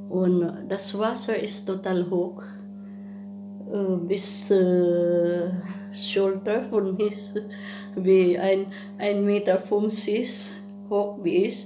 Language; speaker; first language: German; non-native, learner; Filipino